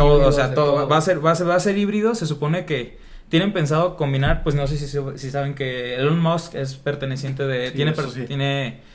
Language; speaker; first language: Spanish; native; Spanish